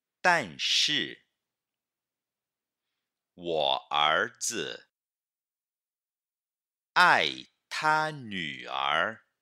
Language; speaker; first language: Chinese; non-native, fluent; Portuguese